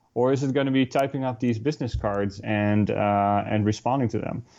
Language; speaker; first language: English; non-native, fluent; Dutch